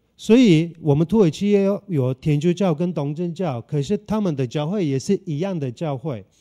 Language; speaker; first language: Chinese; non-native, fluent; Turkish